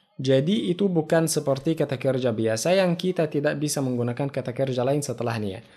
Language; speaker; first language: Indonesian; non-native, fluent; Arabic